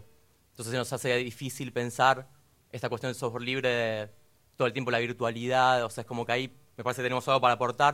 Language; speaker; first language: Spanish; native; Spanish